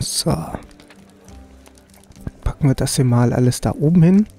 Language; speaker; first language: German; native; German